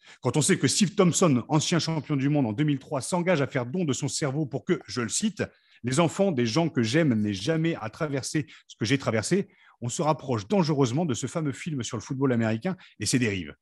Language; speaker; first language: French; native; French